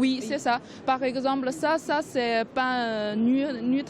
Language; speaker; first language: French; non-native, learner; Chinese